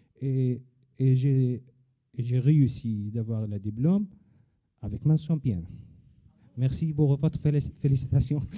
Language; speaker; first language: French; non-native, learner; Arabic